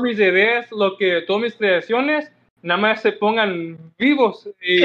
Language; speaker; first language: Spanish; non-native, learner; English